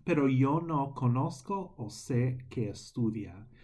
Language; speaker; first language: Spanish; non-native, fluent; English